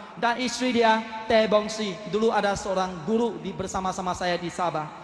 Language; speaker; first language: Malay; non-native, local second language; Chinese